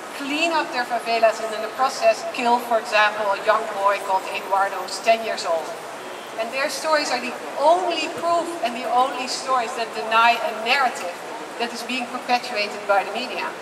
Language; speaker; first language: English; non-native, fluent; Dutch